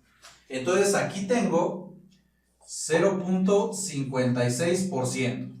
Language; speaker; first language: Spanish; native; Spanish